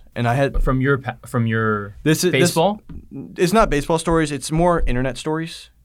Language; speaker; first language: English; native; English